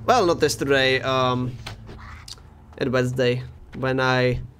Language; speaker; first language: English; non-native, fluent; Czech